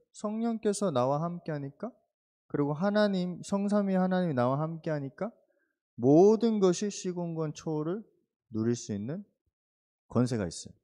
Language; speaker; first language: Korean; early bilingual, heritage; Korean